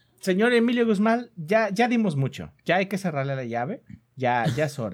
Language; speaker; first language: Spanish; native; Spanish